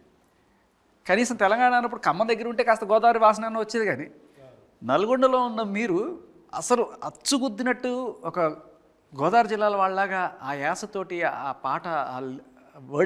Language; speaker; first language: Telugu; native; Telugu